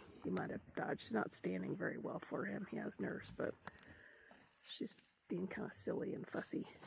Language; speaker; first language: English; native; English